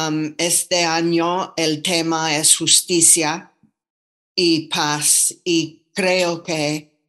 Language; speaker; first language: Spanish; non-native, fluent; English